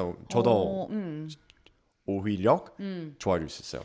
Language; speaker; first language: Korean; non-native, learner; English